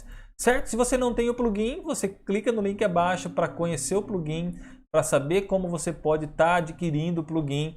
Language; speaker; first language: Portuguese; native; Portuguese